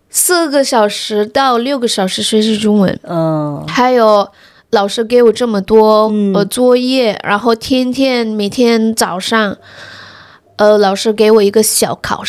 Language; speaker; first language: Chinese; non-native, fluent; Indonesian